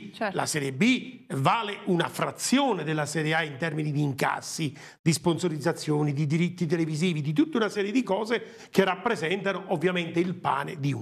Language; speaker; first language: Italian; native; Italian